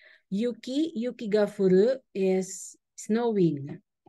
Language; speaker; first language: English; non-native, local second language; Filipino